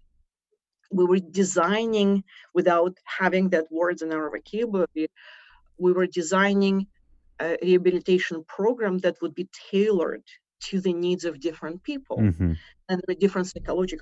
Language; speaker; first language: English; non-native, fluent; Russian